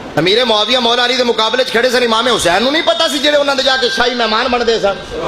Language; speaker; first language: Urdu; non-native, local second language; Punjabi